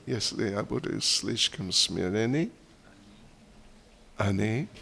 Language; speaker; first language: Russian; non-native, fluent; English